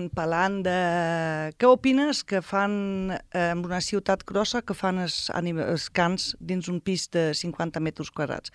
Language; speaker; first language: Catalan; non-native, fluent; German